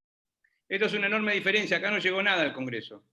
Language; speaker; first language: Spanish; native; Spanish